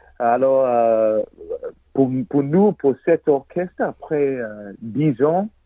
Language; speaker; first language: French; non-native, learner; English